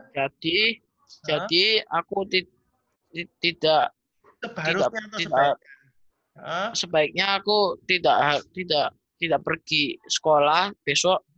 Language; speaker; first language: Indonesian; non-native, learner; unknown